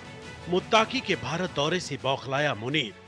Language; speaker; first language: Hindi; native; Hindi